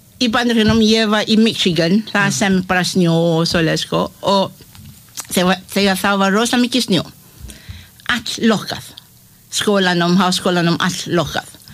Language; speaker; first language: Icelandic; non-native, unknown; Malay